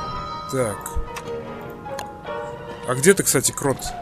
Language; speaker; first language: Russian; native; Russian